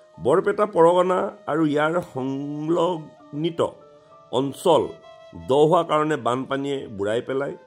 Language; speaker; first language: Assamese; native; Assamese